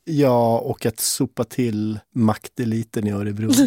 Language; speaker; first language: Swedish; native; Swedish